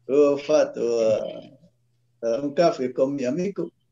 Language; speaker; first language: Italian; non-native, learner; Arabic